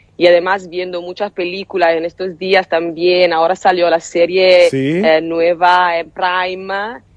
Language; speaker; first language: Spanish; non-native, fluent; Italian